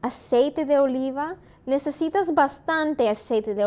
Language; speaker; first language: Spanish; non-native, fluent; English